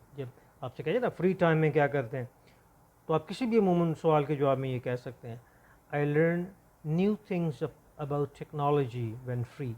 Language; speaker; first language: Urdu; non-native, local second language; Punjabi